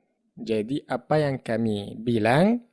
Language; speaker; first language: Indonesian; non-native, fluent; Arabic